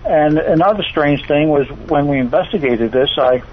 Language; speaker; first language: English; native; English